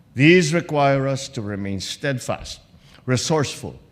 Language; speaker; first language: English; non-native, local second language; Filipino